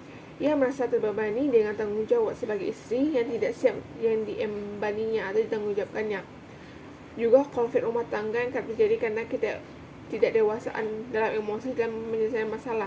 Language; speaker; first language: Indonesian; native; Indonesian